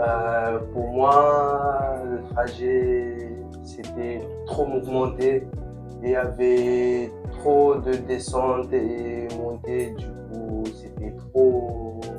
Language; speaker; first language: French; non-native, local second language; Comorian